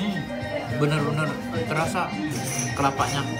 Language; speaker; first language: Indonesian; native; Indonesian